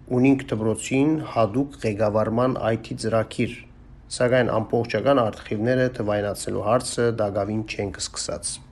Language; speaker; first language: Armenian; native; Armenian